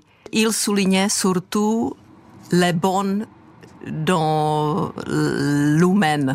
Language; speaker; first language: French; non-native, fluent; Czech